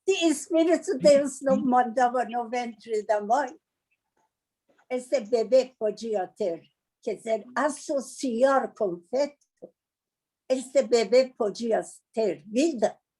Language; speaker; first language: Portuguese; non-native, learner; Persian